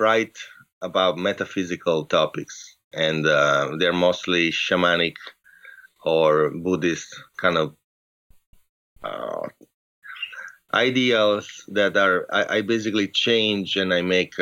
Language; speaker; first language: English; non-native, fluent; Italian